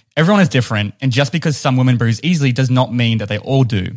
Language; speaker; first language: English; native; English